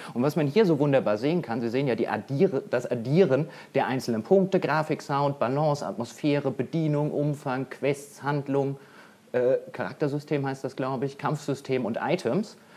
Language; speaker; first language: German; native; German